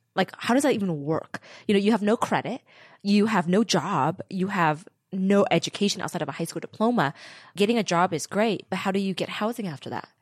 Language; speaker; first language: English; early bilingual, other home language; Vietnamese